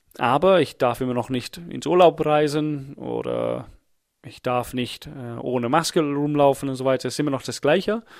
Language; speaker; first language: German; non-native, fluent; English